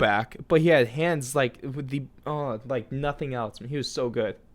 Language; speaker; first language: English; native; English